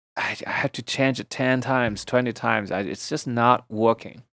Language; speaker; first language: English; non-native, fluent; Chinese